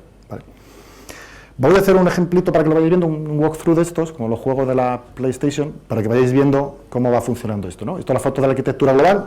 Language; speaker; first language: Spanish; native; Spanish